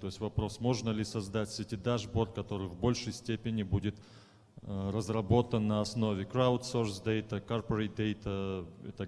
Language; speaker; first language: Russian; native; Russian